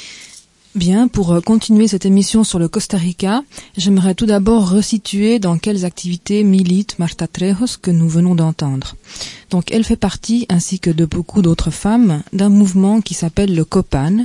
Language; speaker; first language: French; native; French